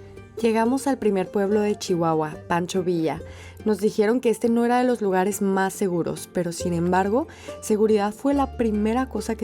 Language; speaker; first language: Spanish; native; Spanish